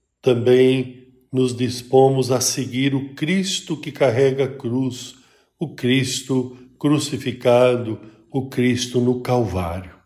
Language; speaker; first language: Portuguese; native; Portuguese